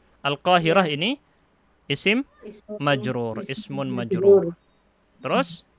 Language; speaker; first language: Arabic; non-native, fluent; Indonesian